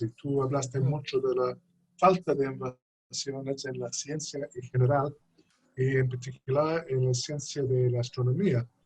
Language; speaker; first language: Spanish; non-native, fluent; English